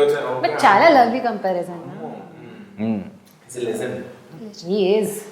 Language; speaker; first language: Telugu; non-native, learner; Hindi